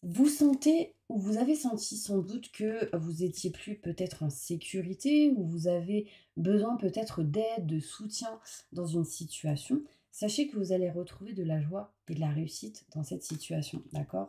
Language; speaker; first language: French; native; French